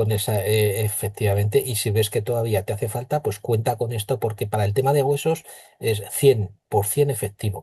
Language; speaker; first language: Spanish; native; Spanish